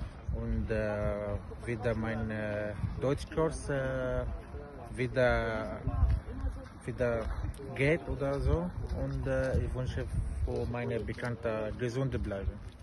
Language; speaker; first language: German; non-native, learner; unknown